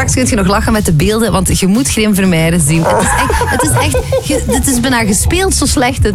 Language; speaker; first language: Dutch; native; Dutch